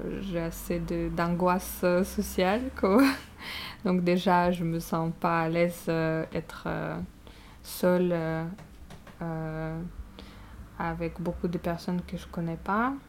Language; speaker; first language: French; non-native, fluent; Russian